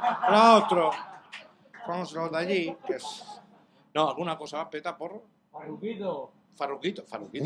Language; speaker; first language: Spanish; native; Spanish